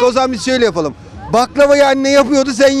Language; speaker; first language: Turkish; native; Turkish